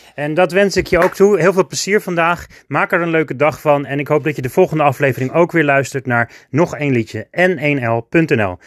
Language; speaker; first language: Dutch; native; Dutch